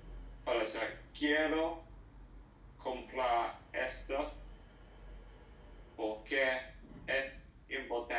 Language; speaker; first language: Spanish; non-native, learner; English